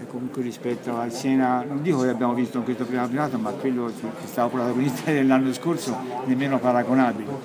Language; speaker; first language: Italian; native; Italian